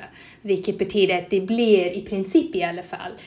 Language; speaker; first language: Swedish; non-native, fluent; English